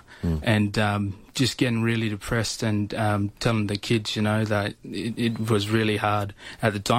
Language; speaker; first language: English; native; English